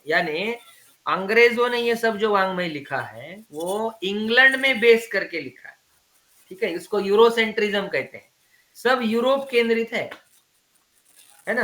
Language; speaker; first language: Hindi; native; Hindi